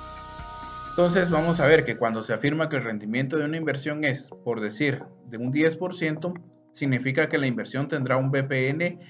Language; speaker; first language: Spanish; native; Spanish